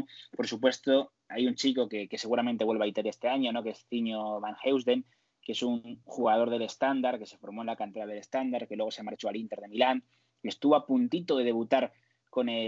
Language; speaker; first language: Spanish; native; Spanish